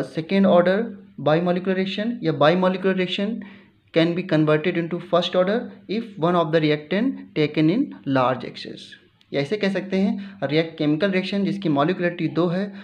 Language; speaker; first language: Hindi; native; Hindi